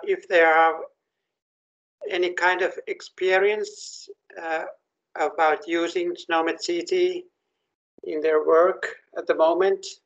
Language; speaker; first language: English; non-native, fluent; Finnish